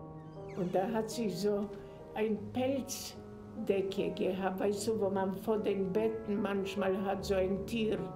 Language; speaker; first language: German; non-native, fluent; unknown